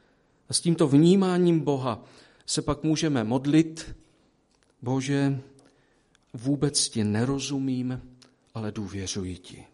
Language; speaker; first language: Czech; native; Czech